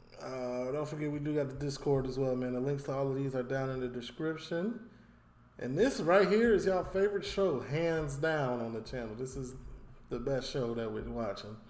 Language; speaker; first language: English; native; English